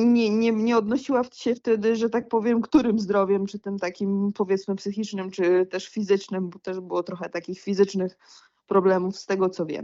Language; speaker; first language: Polish; native; Polish